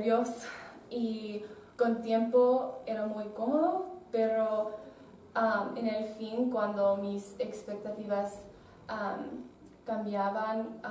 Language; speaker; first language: Spanish; non-native, learner; English